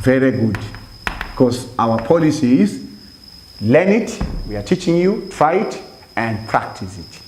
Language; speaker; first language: English; non-native, local second language; Swahili